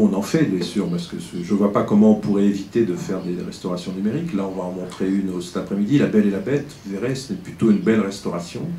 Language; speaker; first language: French; native; French